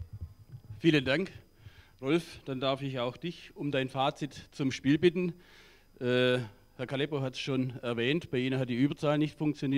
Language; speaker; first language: German; native; German